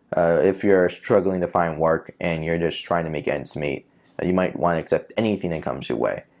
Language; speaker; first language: English; native; English